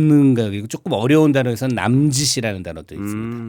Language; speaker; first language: Korean; native; Korean